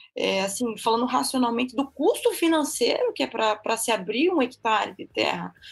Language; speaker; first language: Portuguese; native; Portuguese